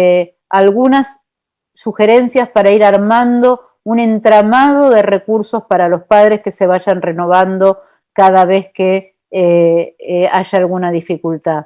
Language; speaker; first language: Spanish; native; Spanish